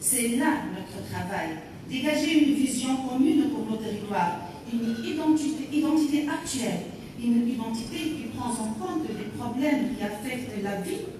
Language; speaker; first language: French; non-native, local second language; Arabic